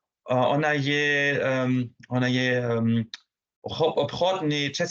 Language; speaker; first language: Czech; non-native, learner; German